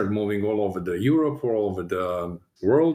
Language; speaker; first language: English; non-native, fluent; Serbian